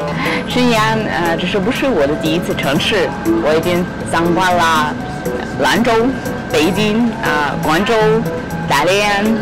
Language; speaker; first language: Chinese; non-native, learner; Russian